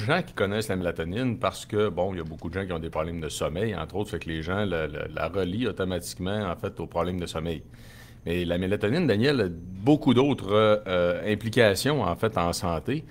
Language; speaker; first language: French; native; French